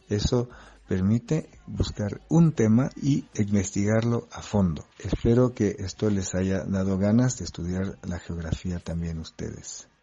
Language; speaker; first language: Spanish; non-native, fluent; French